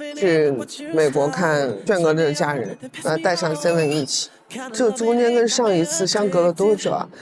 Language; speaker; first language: Chinese; native; Chinese